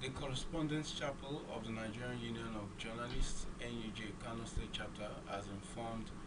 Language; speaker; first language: English; non-native, local second language; Yoruba